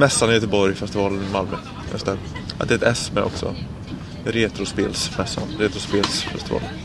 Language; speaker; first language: Swedish; native; Swedish